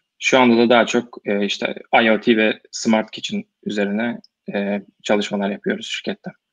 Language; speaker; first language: Turkish; native; Turkish